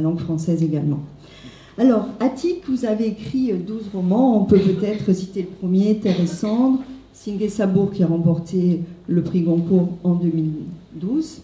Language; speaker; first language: French; native; French